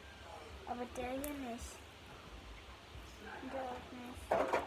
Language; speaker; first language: German; early bilingual, heritage; German